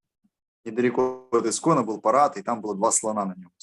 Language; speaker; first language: Russian; native; Russian